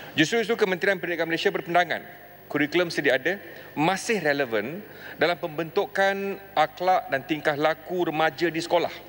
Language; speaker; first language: Malay; native; Malay